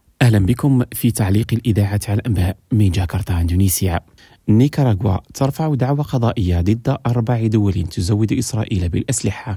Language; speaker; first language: Arabic; non-native, fluent; Indonesian